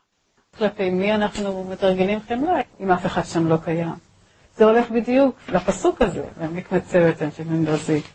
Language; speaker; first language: Hebrew; native; Hebrew